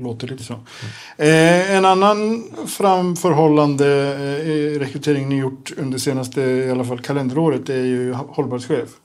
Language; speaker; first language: Swedish; native; Swedish